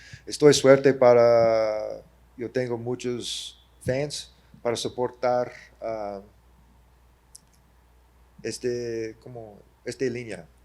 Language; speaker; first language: Spanish; early bilingual, heritage; English